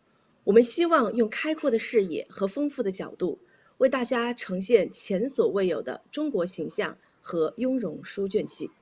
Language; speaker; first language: Chinese; native; Chinese